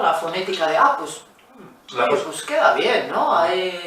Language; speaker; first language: Spanish; native; Spanish